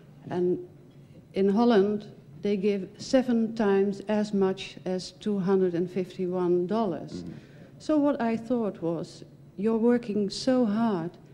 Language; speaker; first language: English; non-native, fluent; Dutch